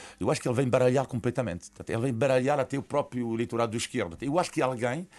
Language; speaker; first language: Portuguese; non-native, fluent; French